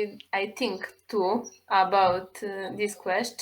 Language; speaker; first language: English; non-native, learner; Serbian